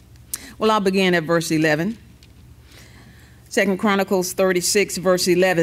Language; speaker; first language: English; native; English